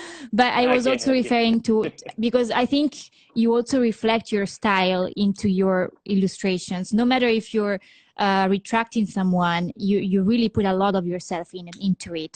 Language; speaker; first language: English; non-native, fluent; Italian